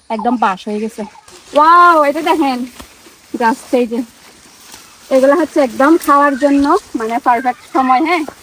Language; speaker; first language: Bangla; non-native, local second language; Chakma